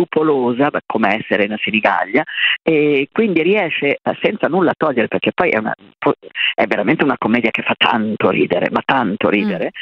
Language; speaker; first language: Italian; native; Italian